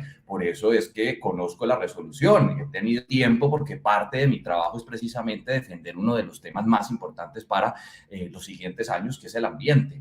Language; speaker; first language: Spanish; native; Spanish